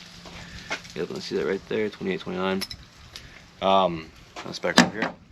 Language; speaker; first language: English; native; English